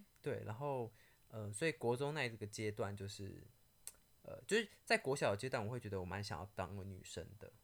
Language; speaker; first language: Chinese; native; Chinese